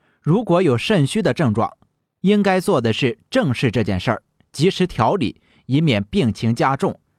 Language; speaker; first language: Chinese; native; Chinese